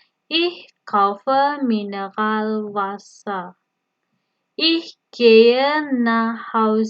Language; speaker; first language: German; non-native, fluent; Indonesian